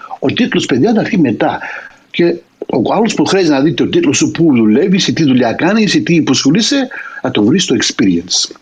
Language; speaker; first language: Greek; early bilingual, heritage; Greek